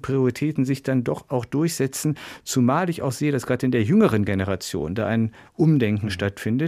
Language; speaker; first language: German; native; German